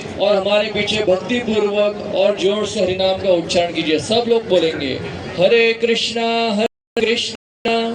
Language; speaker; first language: Hindi; non-native, local second language; Marathi